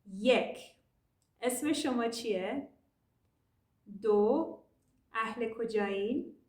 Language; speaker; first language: Persian; early bilingual, heritage; English